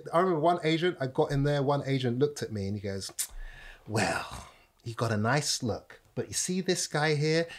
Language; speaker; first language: English; native; English